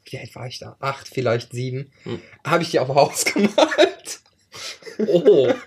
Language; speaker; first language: German; early bilingual, other home language; Ukrainian